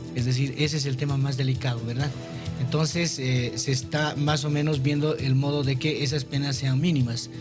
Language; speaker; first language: Spanish; native; Spanish